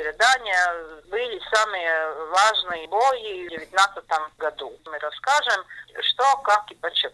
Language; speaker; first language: Russian; non-native, local second language; Latvian